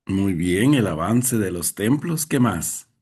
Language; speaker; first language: Spanish; native; Spanish